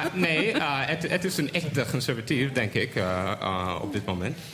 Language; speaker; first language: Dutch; non-native, learner; English